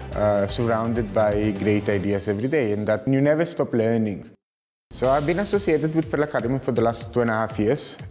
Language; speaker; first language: English; non-native, fluent; Italian